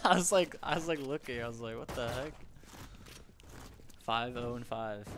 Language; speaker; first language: English; native; English